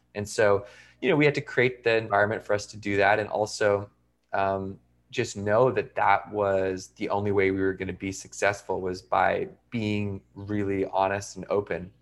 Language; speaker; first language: English; native; English